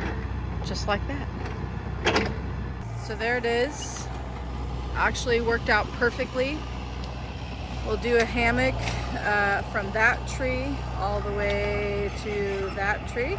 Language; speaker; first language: English; native; English